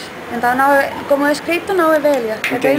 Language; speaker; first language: Portuguese; non-native, learner; Finnish